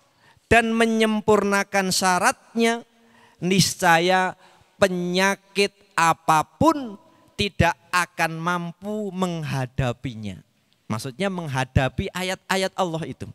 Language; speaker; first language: Indonesian; native; Indonesian